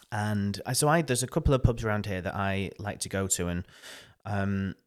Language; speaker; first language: English; native; English